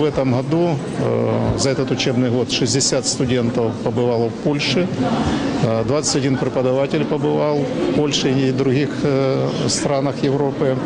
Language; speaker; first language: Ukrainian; non-native, local second language; Russian